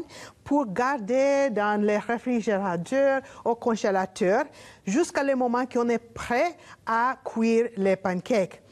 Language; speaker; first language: French; non-native, learner; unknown